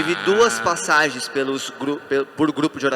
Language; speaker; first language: Portuguese; native; Portuguese